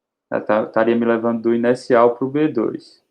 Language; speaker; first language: Portuguese; native; Portuguese